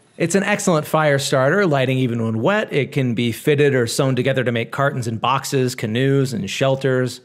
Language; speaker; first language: English; native; English